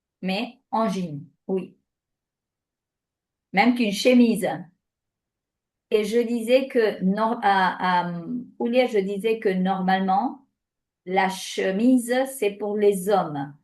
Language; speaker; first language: French; non-native, fluent; Spanish